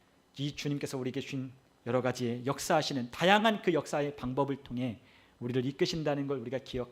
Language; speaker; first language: Korean; native; Korean